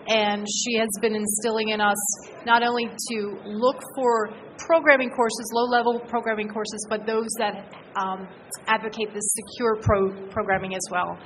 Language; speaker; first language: English; native; English